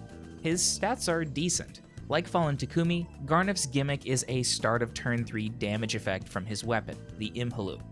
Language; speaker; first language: English; native; English